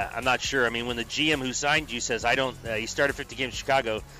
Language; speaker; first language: English; native; English